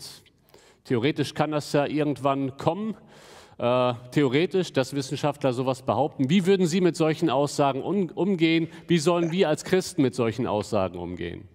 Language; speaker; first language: German; native; German